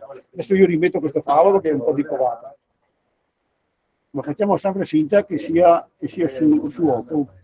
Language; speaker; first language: Italian; native; Italian